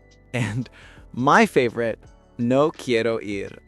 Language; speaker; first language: Spanish; non-native, learner; English